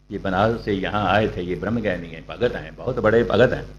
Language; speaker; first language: Urdu; non-native, local second language; Punjabi